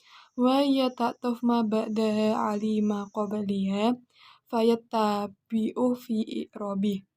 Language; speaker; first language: Arabic; non-native, learner; Indonesian